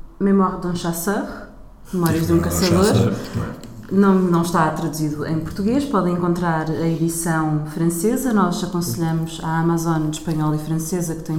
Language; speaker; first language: Portuguese; native; Portuguese